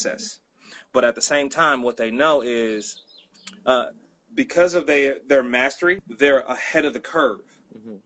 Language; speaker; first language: English; native; English